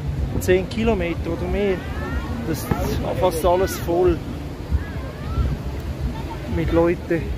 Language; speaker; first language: German; native; German